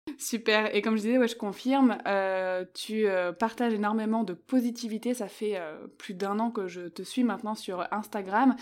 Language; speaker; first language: French; native; French